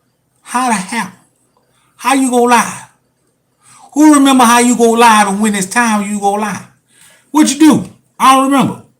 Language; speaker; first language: English; native; English